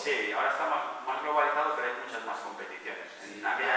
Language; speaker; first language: Spanish; native; Spanish